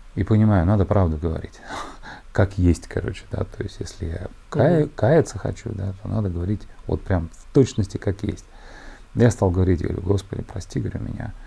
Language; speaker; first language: Russian; native; Russian